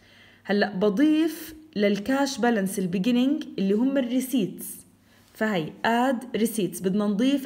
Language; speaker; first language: Arabic; native; Arabic